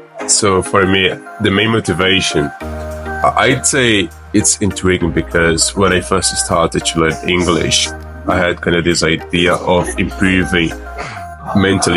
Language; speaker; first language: English; non-native, fluent; Portuguese